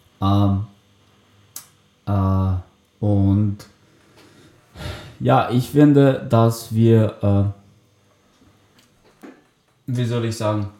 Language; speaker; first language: German; early bilingual, other home language; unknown